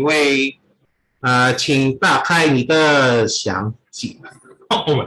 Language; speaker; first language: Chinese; non-native, fluent; Filipino